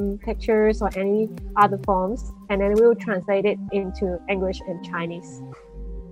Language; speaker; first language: English; non-native, local second language; Cantonese